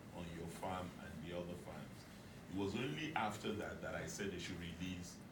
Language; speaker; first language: English; non-native, local second language; Yoruba